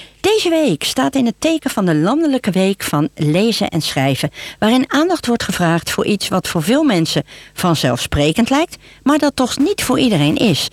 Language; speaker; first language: Dutch; native; Dutch